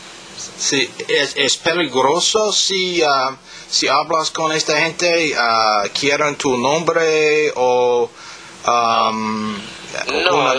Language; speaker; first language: Spanish; non-native, learner; English